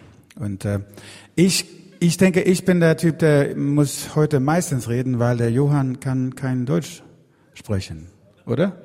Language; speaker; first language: German; non-native, fluent; Swedish